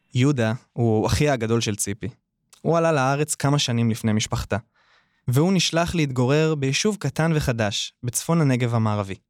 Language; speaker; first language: Hebrew; native; Hebrew